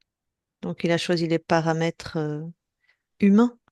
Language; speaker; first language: French; native; French